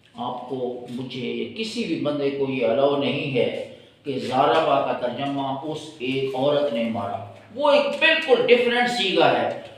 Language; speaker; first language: Urdu; native; Urdu